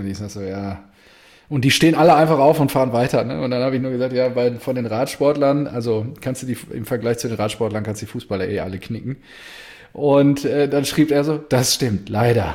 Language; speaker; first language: German; native; German